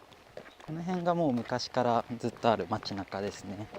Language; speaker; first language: Japanese; native; Japanese